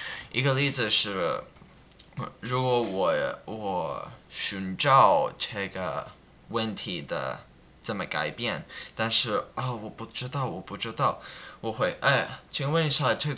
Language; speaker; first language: Chinese; non-native, learner; English